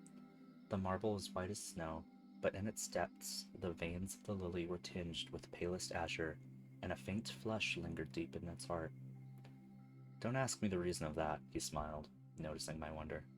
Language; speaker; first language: English; native; English